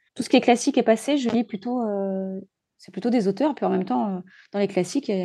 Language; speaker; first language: French; native; French